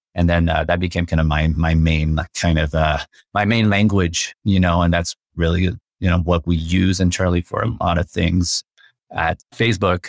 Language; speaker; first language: English; non-native, fluent; French